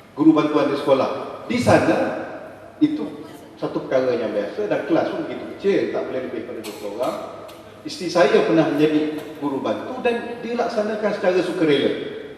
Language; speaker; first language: Malay; native; Malay